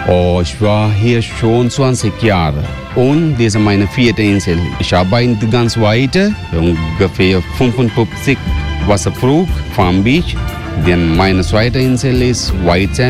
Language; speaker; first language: German; non-native, learner; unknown